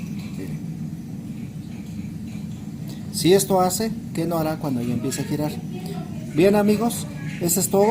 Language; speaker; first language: Spanish; native; Spanish